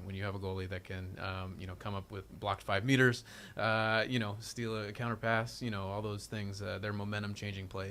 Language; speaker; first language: English; native; English